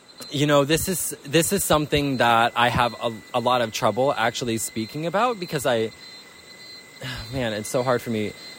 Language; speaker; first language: English; native; English